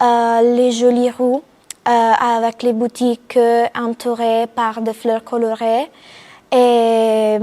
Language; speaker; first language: French; non-native, fluent; Italian